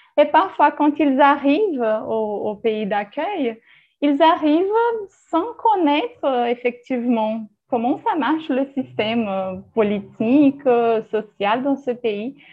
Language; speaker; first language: French; non-native, fluent; Portuguese